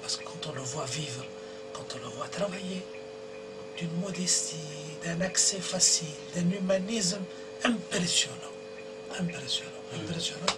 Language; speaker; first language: French; non-native, local second language; Arabic